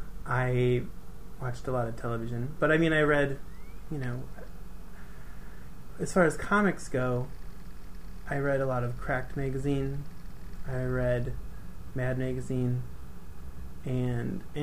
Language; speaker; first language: English; native; English